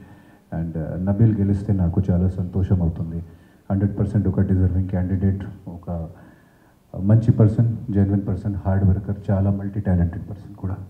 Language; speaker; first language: Telugu; non-native, fluent; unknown